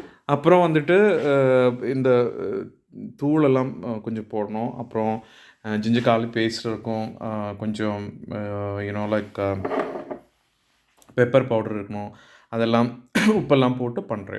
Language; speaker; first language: Tamil; non-native, learner; Malayalam